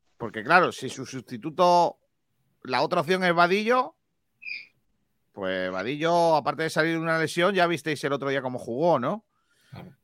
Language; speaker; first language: Spanish; native; Spanish